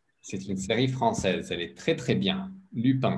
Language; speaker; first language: French; non-native, learner; English